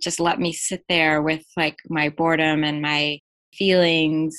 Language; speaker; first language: English; native; English